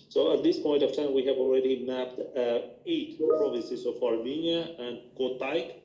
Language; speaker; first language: English; non-native, fluent; Armenian